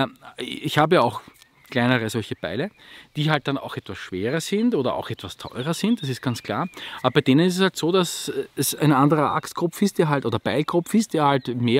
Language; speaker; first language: German; native; German